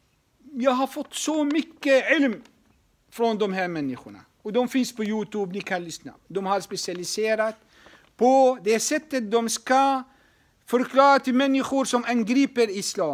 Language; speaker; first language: Swedish; non-native, fluent; Arabic